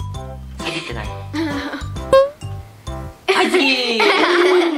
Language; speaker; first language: Japanese; native; Japanese